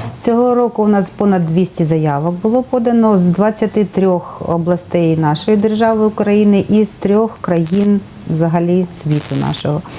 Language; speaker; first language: Ukrainian; native; Ukrainian